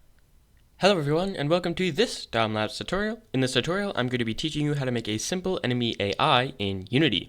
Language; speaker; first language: English; native; English